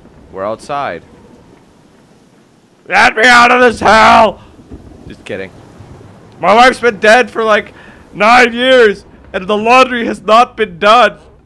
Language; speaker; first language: English; native; English